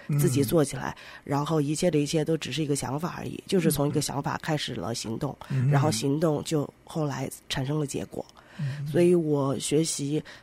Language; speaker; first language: Chinese; native; Chinese